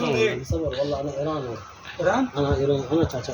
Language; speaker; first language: Arabic; non-native, learner; Urdu